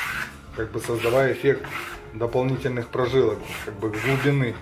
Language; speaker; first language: Russian; native; Russian